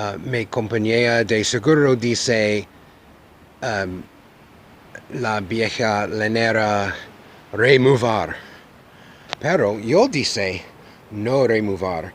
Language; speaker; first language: Spanish; non-native, learner; English